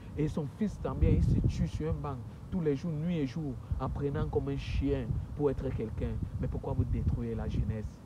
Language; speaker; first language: French; native; French